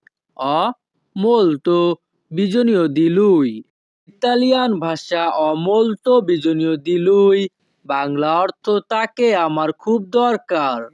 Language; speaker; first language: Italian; non-native, fluent; Bangla